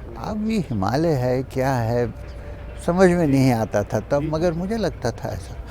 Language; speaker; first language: Hindi; non-native, local second language; Urdu